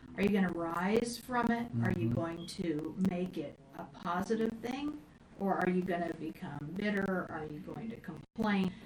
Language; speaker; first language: English; native; English